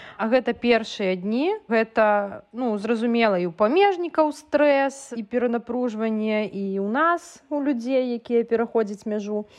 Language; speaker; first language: Belarusian; native; Belarusian